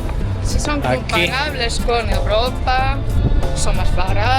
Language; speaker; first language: Spanish; non-native, fluent; Estonian